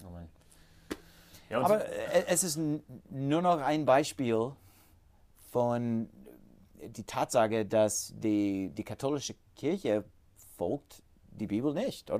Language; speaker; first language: German; non-native, fluent; English